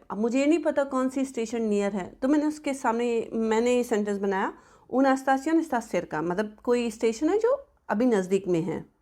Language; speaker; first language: Hindi; native; Hindi